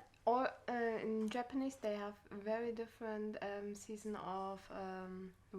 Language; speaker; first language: English; non-native, learner; German